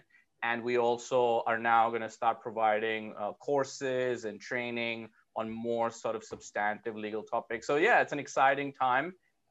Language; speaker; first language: English; non-native, local second language; Hindi